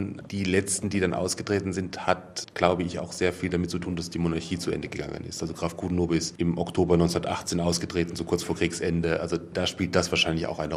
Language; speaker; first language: German; native; German